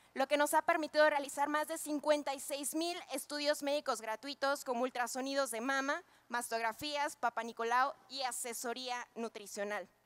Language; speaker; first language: Spanish; native; Spanish